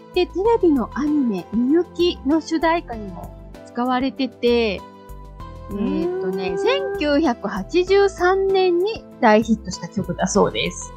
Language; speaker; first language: Japanese; native; Japanese